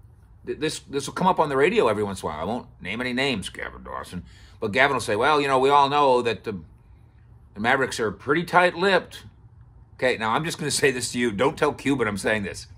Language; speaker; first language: English; native; English